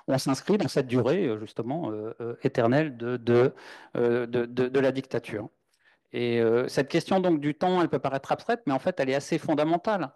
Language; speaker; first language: French; native; French